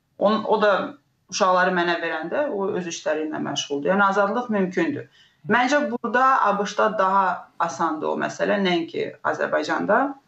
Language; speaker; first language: Azerbaijani; non-native, local second language; Russian